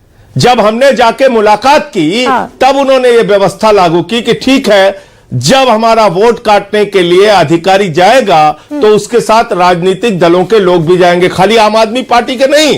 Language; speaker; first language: Hindi; native; Hindi